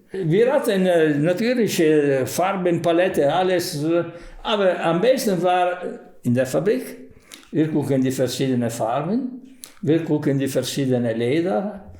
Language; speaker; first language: German; non-native, fluent; Italian